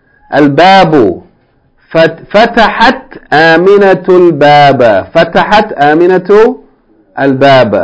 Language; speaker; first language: Arabic; non-native, fluent; English